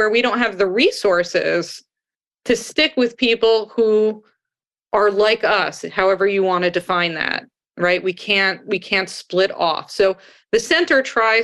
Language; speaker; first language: English; native; English